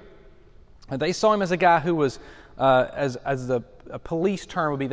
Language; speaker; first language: English; native; English